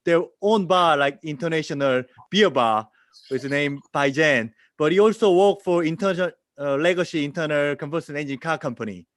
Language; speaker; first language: English; non-native, learner; Korean